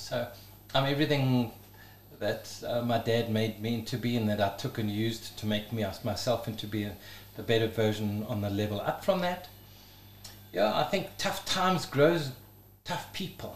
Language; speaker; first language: English; native; English